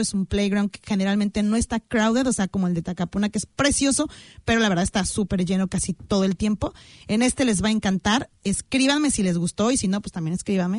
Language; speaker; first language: Spanish; native; Spanish